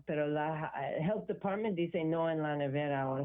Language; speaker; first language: Spanish; non-native, learner; English